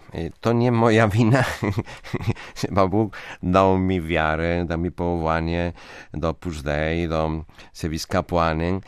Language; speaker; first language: Polish; non-native, fluent; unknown